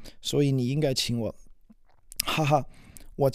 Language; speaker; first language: Chinese; non-native, learner; English